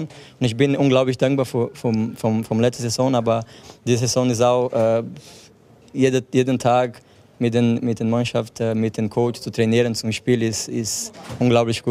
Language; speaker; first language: German; non-native, fluent; Portuguese